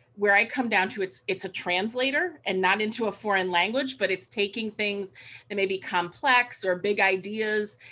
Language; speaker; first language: English; native; English